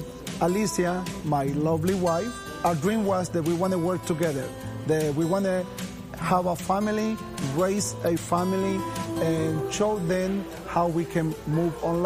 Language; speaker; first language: English; non-native, fluent; Spanish